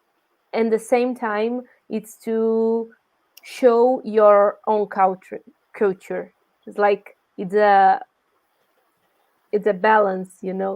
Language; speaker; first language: English; non-native, learner; Portuguese